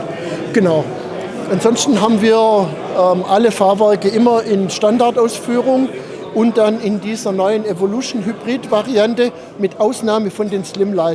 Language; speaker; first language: German; native; German